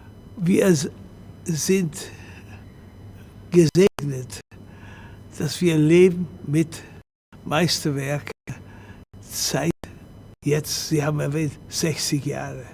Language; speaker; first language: German; non-native, fluent; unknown